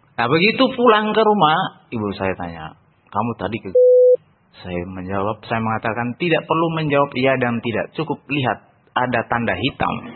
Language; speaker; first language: Indonesian; non-native, local second language; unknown